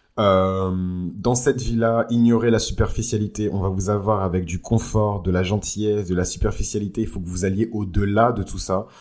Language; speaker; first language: French; early bilingual, other home language; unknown